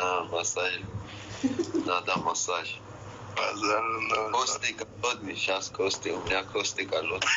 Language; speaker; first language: Russian; non-native, learner; Persian